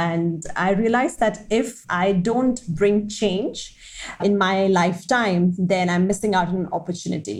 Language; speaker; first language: English; non-native, local second language; Hindi